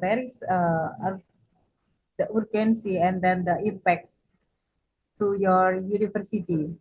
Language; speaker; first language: English; non-native, fluent; Indonesian